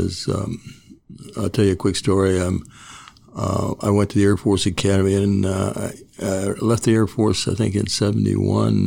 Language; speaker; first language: English; native; English